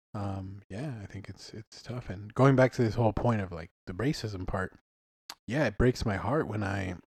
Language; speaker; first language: English; early bilingual, other home language; Spanish